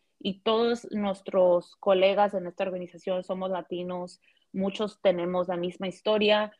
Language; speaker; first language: Spanish; early bilingual, heritage; Spanish